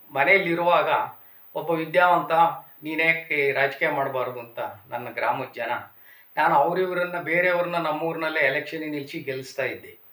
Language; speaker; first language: Kannada; native; Kannada